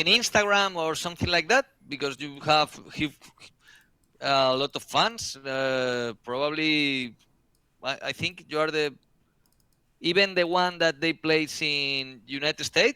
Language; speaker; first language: English; non-native, learner; Spanish